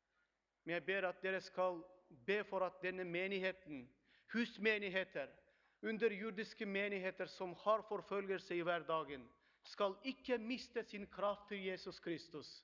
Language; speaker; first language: Swedish; non-native, learner; Turkmen